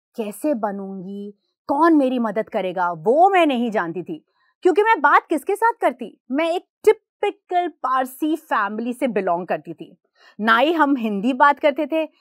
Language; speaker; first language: Hindi; non-native, local second language; Gujarati